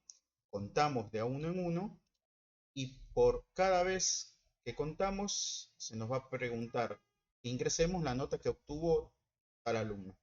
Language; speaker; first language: Spanish; native; Spanish